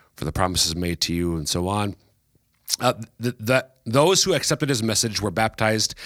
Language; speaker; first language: English; native; English